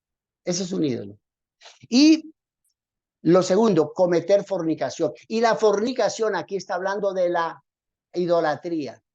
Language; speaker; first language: Spanish; native; Spanish